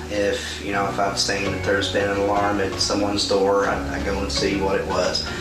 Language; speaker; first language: English; native; English